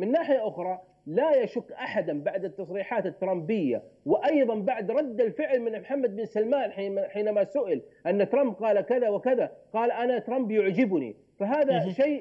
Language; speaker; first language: Arabic; native; Arabic